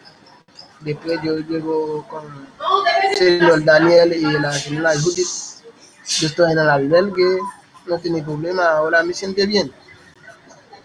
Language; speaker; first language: Spanish; non-native, learner; Haitian Creole